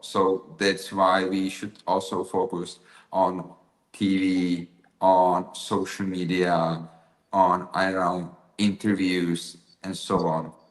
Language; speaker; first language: English; non-native, fluent; Czech